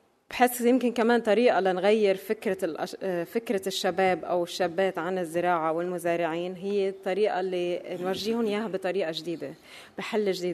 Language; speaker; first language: Arabic; native; Arabic